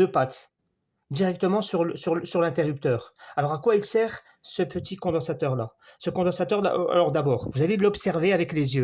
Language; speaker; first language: French; native; French